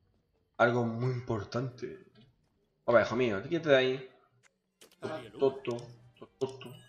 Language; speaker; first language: Spanish; native; Spanish